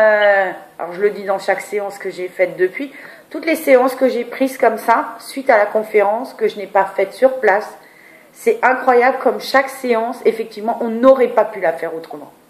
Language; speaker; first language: French; native; French